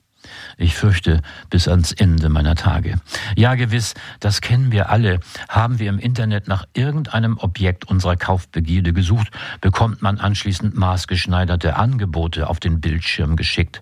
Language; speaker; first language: German; native; German